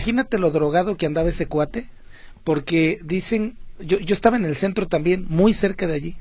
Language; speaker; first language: Spanish; native; Spanish